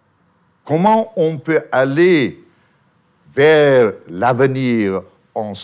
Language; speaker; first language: French; non-native, fluent; Armenian